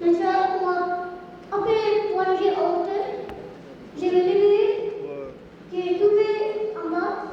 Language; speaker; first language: French; non-native, learner; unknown